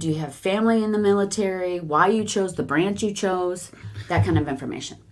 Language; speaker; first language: English; native; English